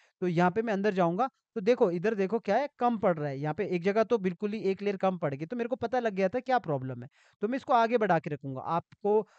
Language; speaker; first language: Hindi; native; Hindi